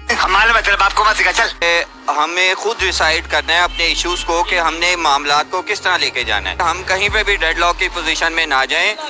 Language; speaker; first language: Urdu; non-native, local second language; Punjabi